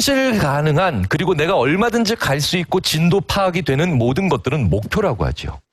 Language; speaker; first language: Korean; native; Korean